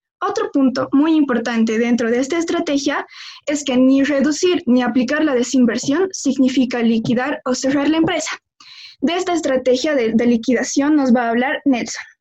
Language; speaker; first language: Spanish; native; Spanish